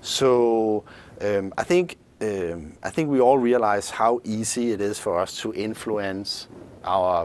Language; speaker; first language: English; non-native, fluent; Danish